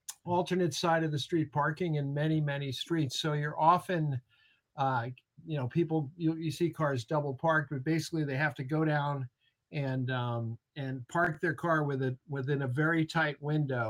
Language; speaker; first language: English; native; English